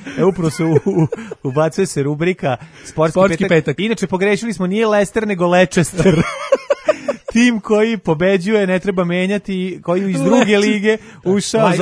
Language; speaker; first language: Serbian; native; Serbian